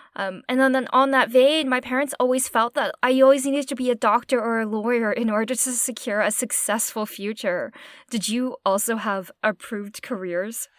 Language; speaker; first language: English; native; English